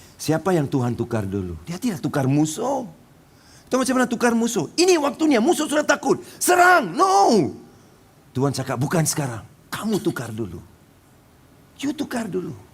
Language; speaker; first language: Malay; non-native, local second language; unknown